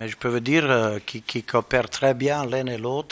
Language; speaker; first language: French; non-native, learner; Bosnian